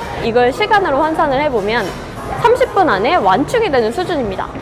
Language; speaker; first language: Korean; native; Korean